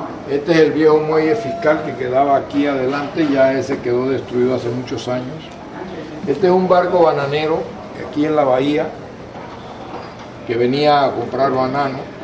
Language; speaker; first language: Spanish; native; Spanish